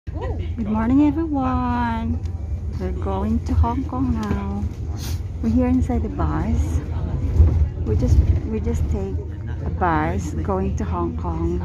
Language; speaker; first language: English; non-native, local second language; Filipino